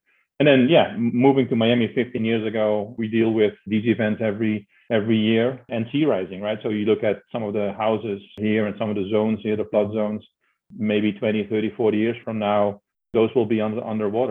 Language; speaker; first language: English; non-native, fluent; Dutch